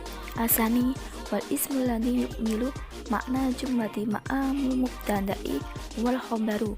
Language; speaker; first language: Arabic; non-native, learner; Indonesian